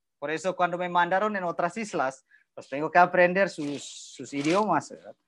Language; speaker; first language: Spanish; non-native, learner; Indonesian